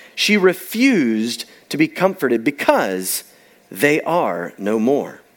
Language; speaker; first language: English; native; English